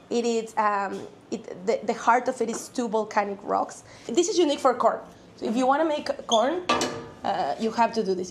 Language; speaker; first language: English; non-native, fluent; Spanish